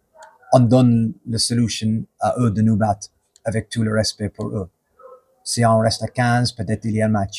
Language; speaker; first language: French; non-native, fluent; English